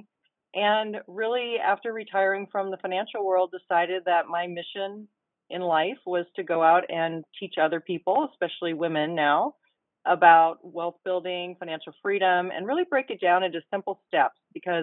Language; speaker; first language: English; native; English